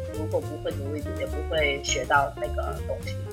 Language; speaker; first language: Chinese; early bilingual, heritage; English